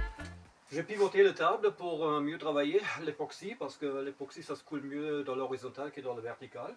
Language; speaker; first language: French; non-native, fluent; German